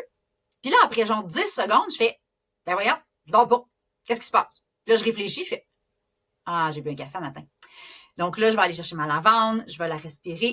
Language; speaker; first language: French; native; French